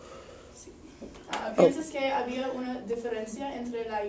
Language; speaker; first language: Spanish; non-native, learner; English